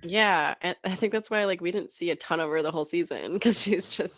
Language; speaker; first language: English; native; English